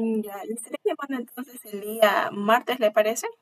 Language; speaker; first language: Spanish; native; Spanish